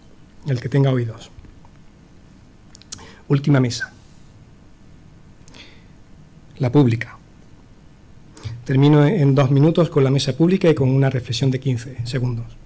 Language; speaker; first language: Spanish; native; Spanish